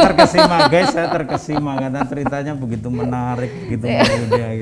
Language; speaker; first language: Indonesian; native; Indonesian